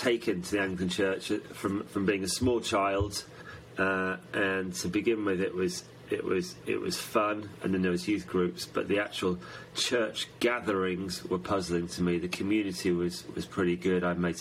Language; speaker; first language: English; native; English